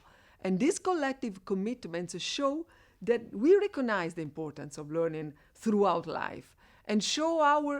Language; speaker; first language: English; non-native, fluent; Italian